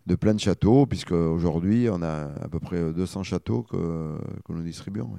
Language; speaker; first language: French; native; French